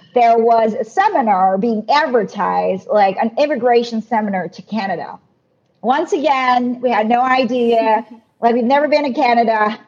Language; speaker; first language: English; non-native, local second language; Filipino